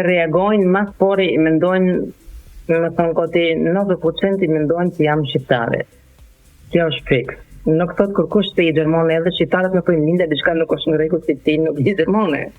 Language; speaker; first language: Albanian; non-native, learner; German